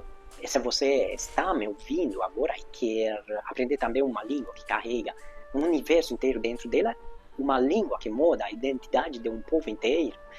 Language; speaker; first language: Portuguese; non-native, fluent; Hungarian